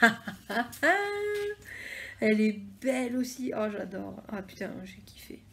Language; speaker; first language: French; native; French